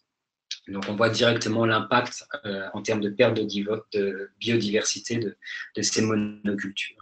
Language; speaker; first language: French; native; French